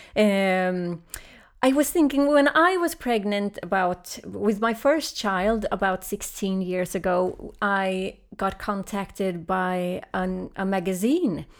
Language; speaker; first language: English; non-native, fluent; Swedish